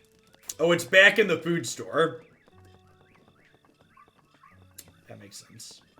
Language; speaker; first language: English; native; English